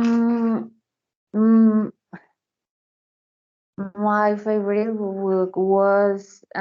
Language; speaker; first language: English; non-native, learner; Spanish